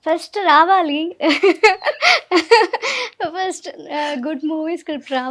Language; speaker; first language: Telugu; non-native, learner; Malayalam